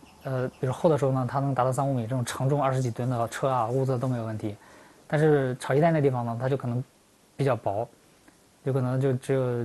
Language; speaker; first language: Chinese; native; Chinese